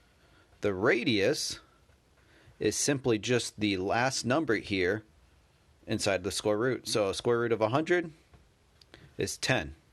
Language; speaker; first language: English; native; English